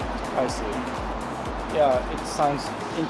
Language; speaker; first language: English; non-native, learner; Japanese